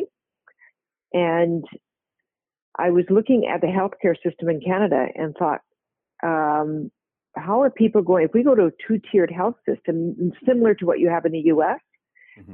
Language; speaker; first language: English; native; English